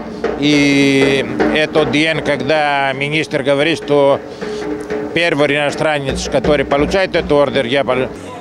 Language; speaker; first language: Russian; non-native, learner; Greek